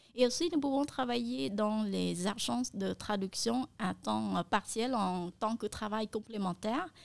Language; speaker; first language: French; non-native, fluent; Khmer